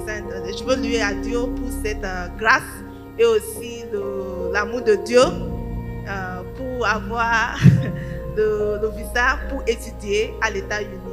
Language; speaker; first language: French; non-native, learner; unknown